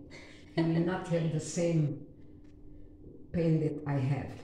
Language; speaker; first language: English; non-native, learner; Arabic